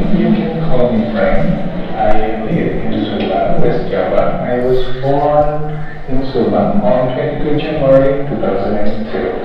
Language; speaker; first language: English; non-native, learner; Indonesian